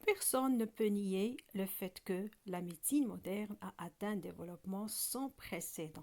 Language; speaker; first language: French; non-native, local second language; Arabic